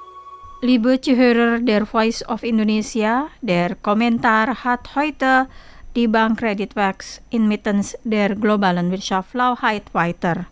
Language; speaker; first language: German; non-native, fluent; Indonesian